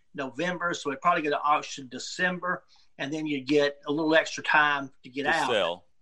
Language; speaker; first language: English; native; English